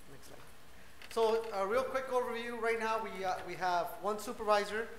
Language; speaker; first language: English; native; English